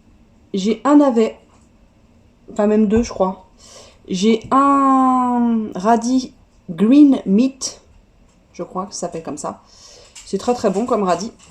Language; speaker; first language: French; native; French